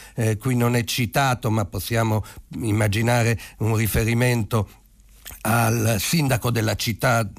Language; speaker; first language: Italian; native; Italian